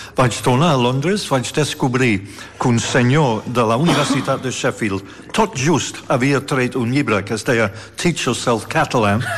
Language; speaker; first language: Catalan; non-native, fluent; English